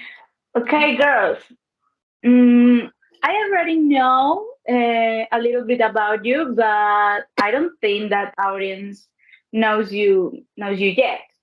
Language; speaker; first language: English; non-native, learner; Spanish